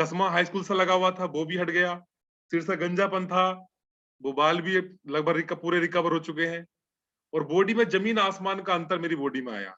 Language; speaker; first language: Hindi; native; Hindi